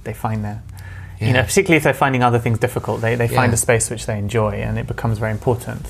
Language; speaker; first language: English; native; English